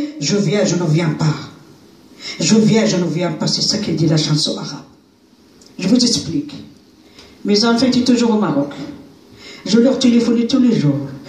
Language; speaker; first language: French; non-native, learner; Arabic